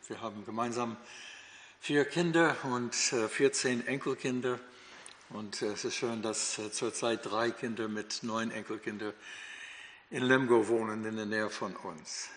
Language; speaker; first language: German; non-native, fluent; English